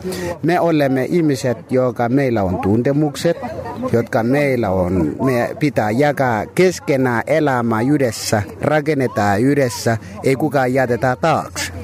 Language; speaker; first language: Finnish; non-native, fluent; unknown